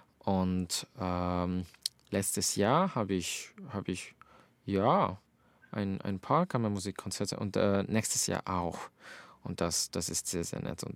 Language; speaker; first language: German; non-native, fluent; Finnish